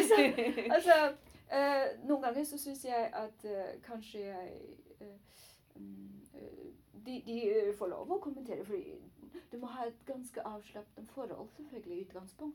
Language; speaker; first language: Norwegian; non-native, learner; Chinese